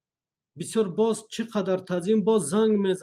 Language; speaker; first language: Persian; non-native, local second language; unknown